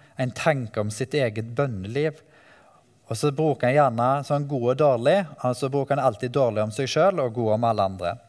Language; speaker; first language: Norwegian; native; Norwegian